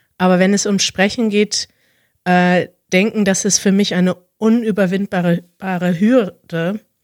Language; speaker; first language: German; native; German